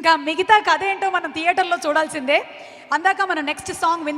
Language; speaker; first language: Telugu; native; Telugu